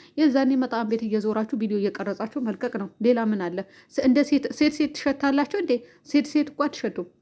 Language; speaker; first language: Amharic; native; Amharic